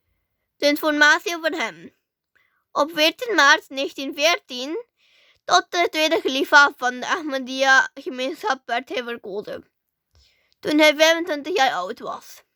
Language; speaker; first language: Dutch; early bilingual, other home language; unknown